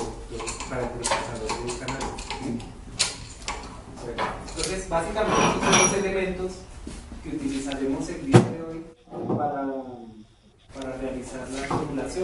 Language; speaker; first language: Spanish; native; Spanish